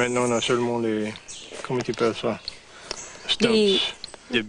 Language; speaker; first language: French; non-native, local second language; English